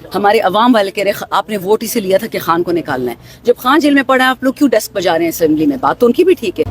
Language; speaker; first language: Urdu; non-native, local second language; Pashto